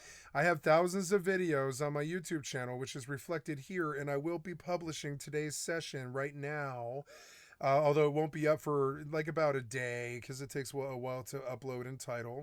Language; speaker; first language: English; native; English